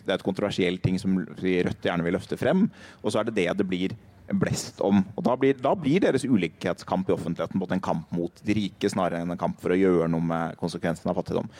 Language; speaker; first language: Norwegian; native; Norwegian